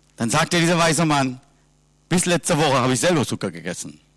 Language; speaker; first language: German; non-native, fluent; Sinhala